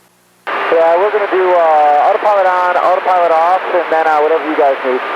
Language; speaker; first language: English; native; English